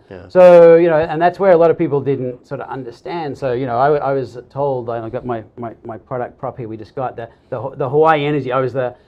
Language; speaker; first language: English; native; English